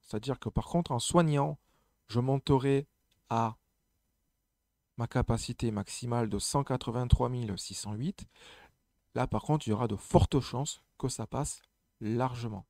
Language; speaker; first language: French; native; French